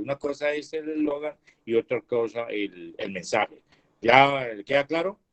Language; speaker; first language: Spanish; native; Spanish